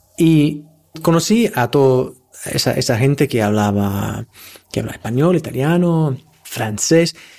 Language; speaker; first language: Spanish; non-native, fluent; English